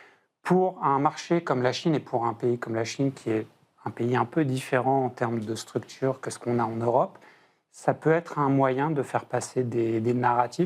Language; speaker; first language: French; native; French